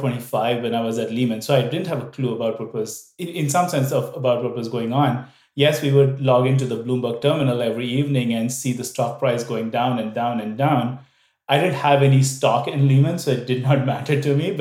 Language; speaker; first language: English; non-native, local second language; Hindi